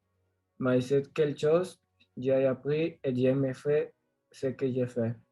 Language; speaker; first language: French; non-native, learner; Spanish